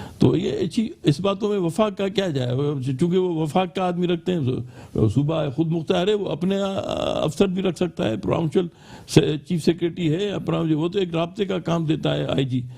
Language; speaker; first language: Urdu; non-native, local second language; Sindhi